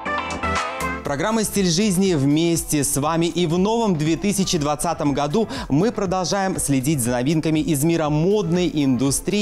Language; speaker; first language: Russian; native; Russian